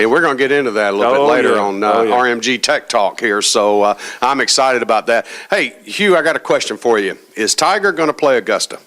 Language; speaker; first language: English; native; English